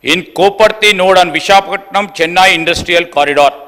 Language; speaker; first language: English; non-native, local second language; Telugu